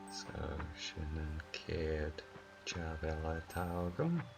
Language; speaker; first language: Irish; non-native, local second language; English